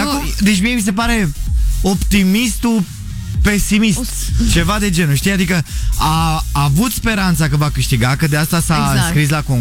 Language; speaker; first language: Romanian; native; Romanian